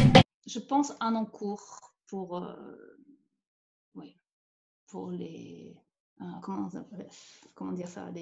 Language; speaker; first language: French; non-native, fluent; German